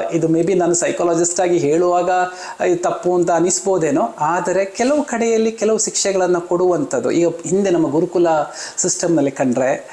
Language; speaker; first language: Kannada; non-native, local second language; Malayalam